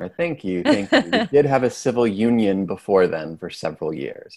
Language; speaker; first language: English; native; English